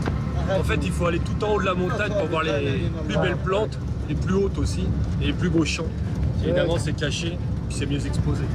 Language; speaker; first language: French; native; French